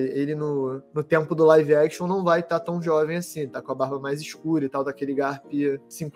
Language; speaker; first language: Portuguese; native; Portuguese